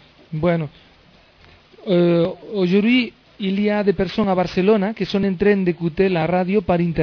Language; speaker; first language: French; non-native, learner; Spanish